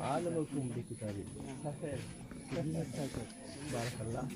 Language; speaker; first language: Arabic; non-native, fluent; Rohingya